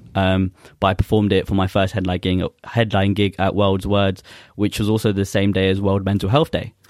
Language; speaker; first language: English; non-native, local second language; Urdu